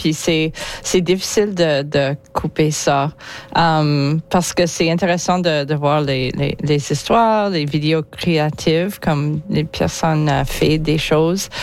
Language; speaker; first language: French; non-native, local second language; English